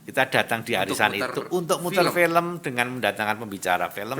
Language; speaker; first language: Indonesian; native; Indonesian